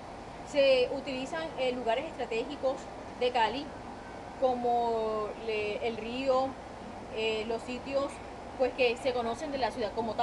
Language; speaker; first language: Spanish; native; Spanish